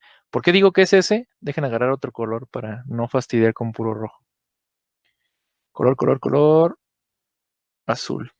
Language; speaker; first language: Spanish; native; Spanish